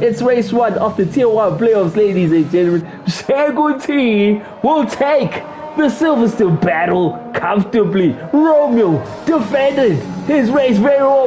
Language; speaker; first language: English; non-native, local second language; Zulu